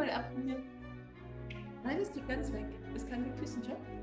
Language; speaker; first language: German; native; German